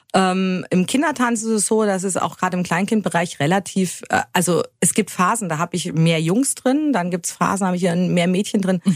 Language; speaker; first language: German; native; German